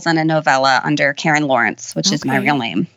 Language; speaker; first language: English; native; English